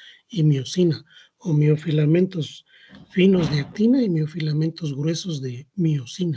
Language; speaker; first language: Spanish; native; Spanish